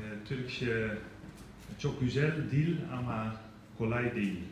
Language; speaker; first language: Turkish; non-native, learner; Dutch